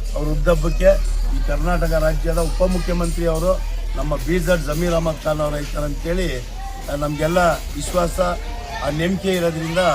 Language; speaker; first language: Kannada; non-native, local second language; Urdu